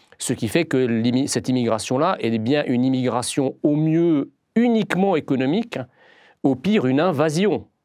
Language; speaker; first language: French; early bilingual, other home language; Arabic